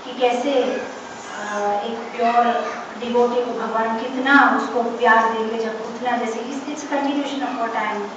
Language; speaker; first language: Hindi; non-native, local second language; Telugu